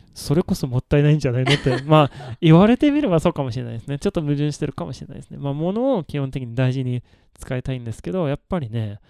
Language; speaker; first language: Japanese; non-native, fluent; Swedish